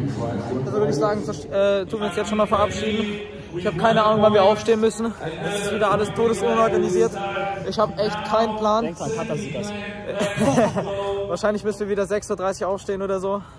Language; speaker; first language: German; native; German